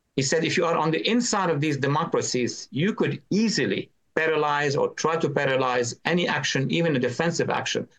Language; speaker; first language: English; non-native, fluent; Arabic